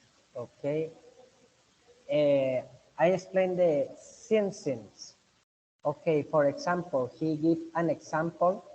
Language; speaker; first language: English; non-native, learner; Spanish